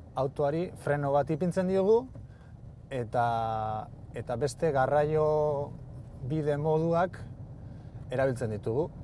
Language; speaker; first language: Basque; native; Basque